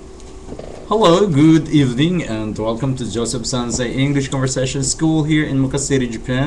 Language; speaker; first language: English; non-native, fluent; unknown